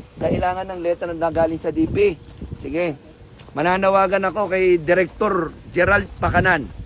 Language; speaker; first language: Filipino; native; Filipino